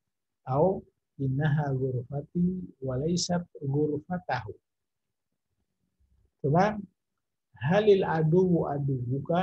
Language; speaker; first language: Arabic; non-native, fluent; Indonesian